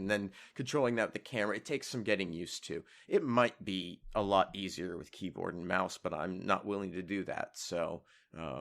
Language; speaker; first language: English; native; English